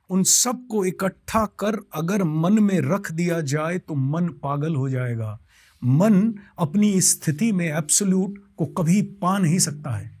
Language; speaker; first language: Hindi; non-native, local second language; Bangla